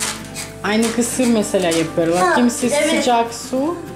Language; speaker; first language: Turkish; non-native, fluent; Russian